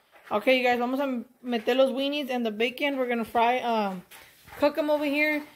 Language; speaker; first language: English; early bilingual, other home language; Spanish